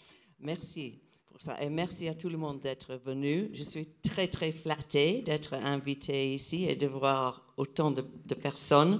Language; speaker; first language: French; non-native, fluent; English